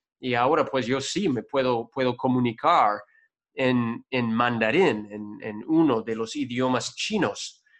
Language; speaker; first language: Spanish; non-native, fluent; English